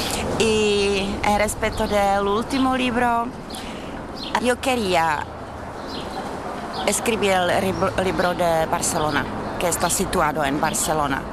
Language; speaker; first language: Spanish; non-native, fluent; Czech